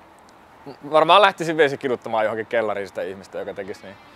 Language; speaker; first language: Finnish; native; Finnish